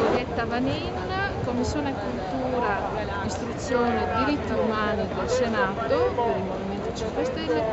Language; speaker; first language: Italian; native; Italian